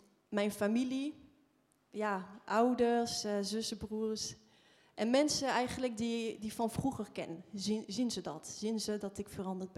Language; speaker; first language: Dutch; non-native, fluent; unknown